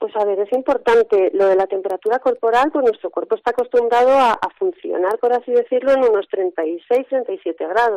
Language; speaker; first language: Spanish; native; Spanish